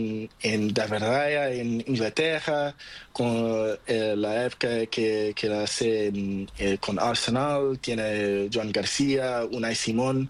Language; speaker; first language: Spanish; non-native, learner; Portuguese